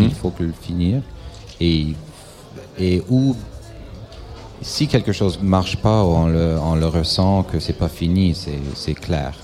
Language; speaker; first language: French; non-native, local second language; English